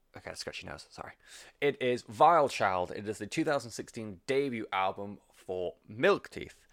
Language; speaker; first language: English; native; English